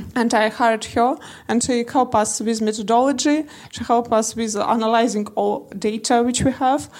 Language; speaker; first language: English; non-native, learner; Russian